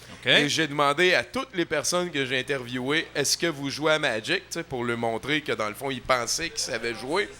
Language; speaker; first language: French; native; French